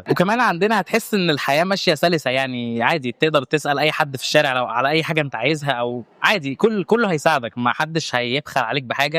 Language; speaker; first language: Arabic; native; Arabic